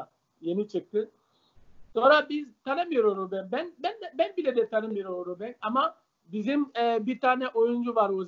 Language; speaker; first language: Turkish; non-native, learner; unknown